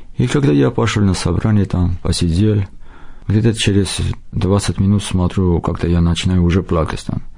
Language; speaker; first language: Russian; non-native, local second language; Armenian